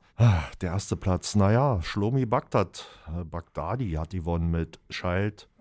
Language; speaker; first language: German; native; German